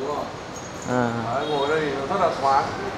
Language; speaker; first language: Vietnamese; native; Vietnamese